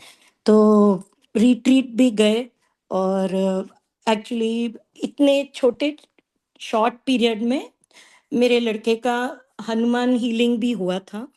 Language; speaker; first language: Hindi; non-native, local second language; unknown